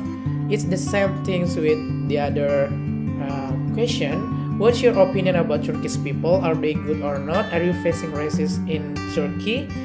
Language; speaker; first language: English; non-native, learner; Indonesian